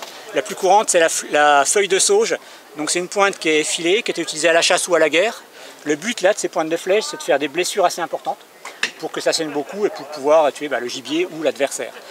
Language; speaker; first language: French; native; French